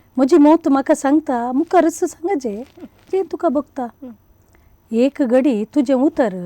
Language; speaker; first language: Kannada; non-native, local second language; Konkani